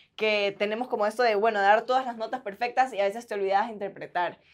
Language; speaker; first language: Spanish; native; Spanish